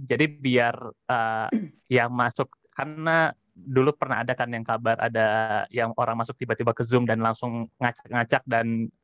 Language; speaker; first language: Indonesian; native; Indonesian